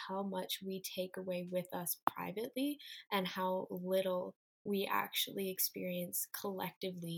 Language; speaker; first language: English; native; English